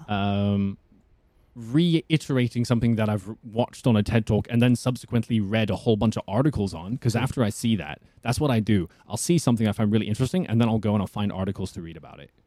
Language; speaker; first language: English; native; English